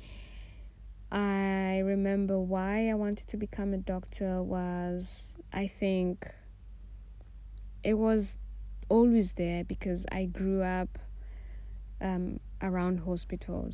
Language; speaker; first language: English; non-native, local second language; Swahili